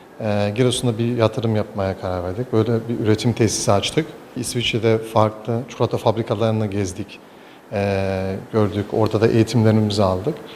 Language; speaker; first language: Turkish; early bilingual, heritage; Turkish